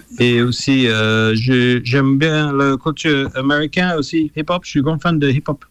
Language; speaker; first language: French; non-native, fluent; English